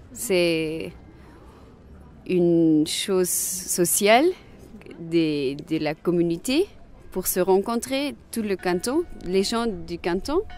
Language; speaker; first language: French; non-native, local second language; Swiss German